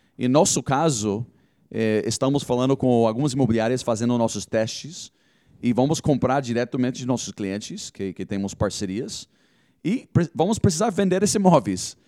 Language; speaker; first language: Portuguese; non-native, fluent; English